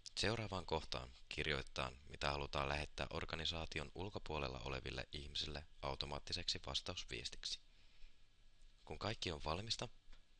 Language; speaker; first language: Finnish; native; Finnish